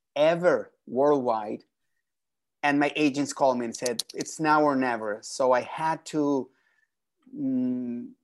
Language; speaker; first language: English; non-native, fluent; Spanish